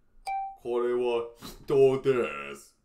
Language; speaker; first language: Japanese; non-native, learner; English